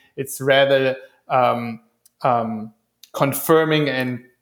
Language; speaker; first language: English; non-native, fluent; German